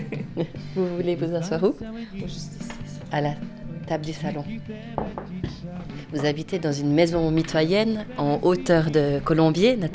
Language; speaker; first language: French; native; French